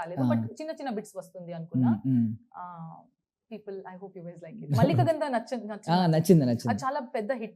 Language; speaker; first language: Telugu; non-native, learner; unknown